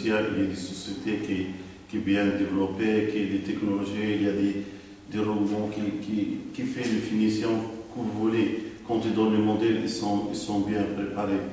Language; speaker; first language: French; non-native, local second language; Arabic